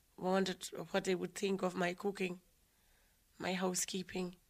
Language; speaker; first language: English; non-native, local second language; Southern Sotho